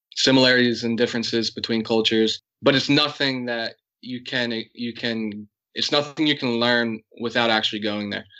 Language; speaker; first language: English; native; English